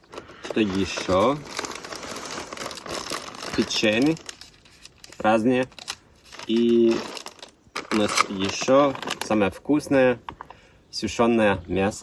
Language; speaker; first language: Russian; non-native, fluent; Finnish